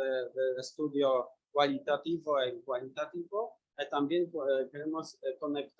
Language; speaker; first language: Spanish; non-native, learner; Polish